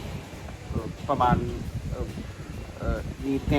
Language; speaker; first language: Thai; non-native, learner; Hindi